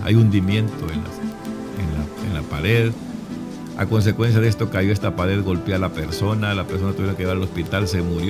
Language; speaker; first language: Spanish; native; Spanish